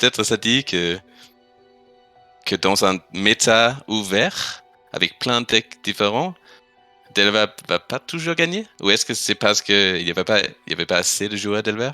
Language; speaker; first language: French; non-native, fluent; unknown